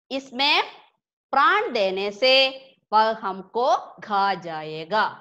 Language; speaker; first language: Hindi; non-native, local second language; Malayalam